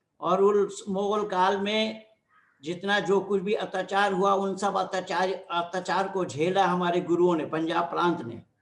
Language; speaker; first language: Hindi; non-native, local second language; Bangla